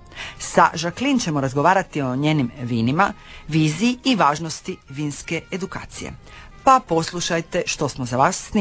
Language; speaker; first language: Serbian; native; Serbian